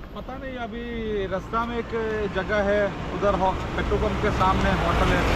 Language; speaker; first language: Hindi; non-native, local second language; Malayalam